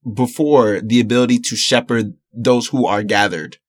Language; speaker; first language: English; early bilingual, other home language; Yoruba